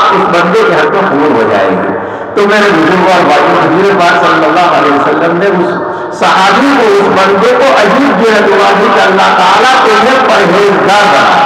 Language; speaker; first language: Urdu; non-native, local second language; Gujarati